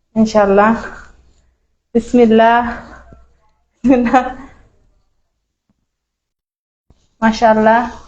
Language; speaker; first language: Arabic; non-native, learner; Bangla